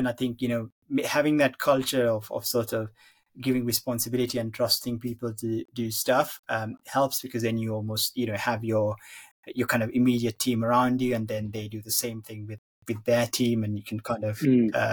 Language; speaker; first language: English; non-native, local second language; Sinhala